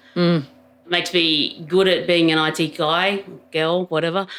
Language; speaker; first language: English; native; English